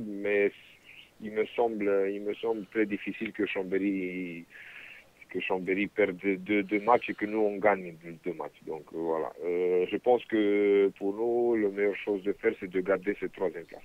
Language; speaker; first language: French; non-native, fluent; Romanian